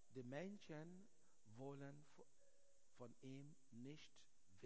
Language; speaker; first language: German; non-native, learner; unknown